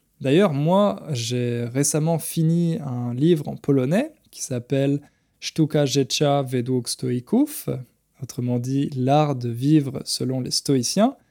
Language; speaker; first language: French; native; French